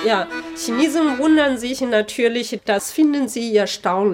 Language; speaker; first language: German; non-native, fluent; Chinese